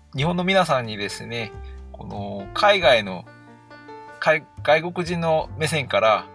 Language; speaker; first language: Japanese; non-native, fluent; Korean